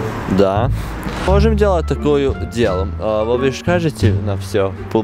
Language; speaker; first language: Russian; non-native, learner; Latvian